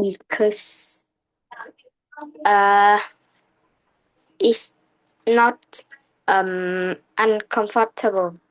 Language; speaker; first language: English; non-native, learner; Vietnamese